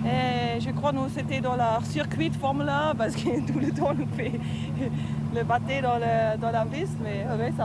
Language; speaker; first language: French; non-native, learner; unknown